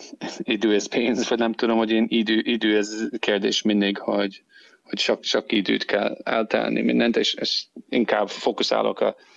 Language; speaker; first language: Hungarian; non-native, fluent; English